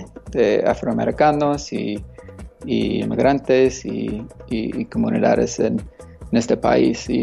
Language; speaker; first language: Spanish; non-native, fluent; English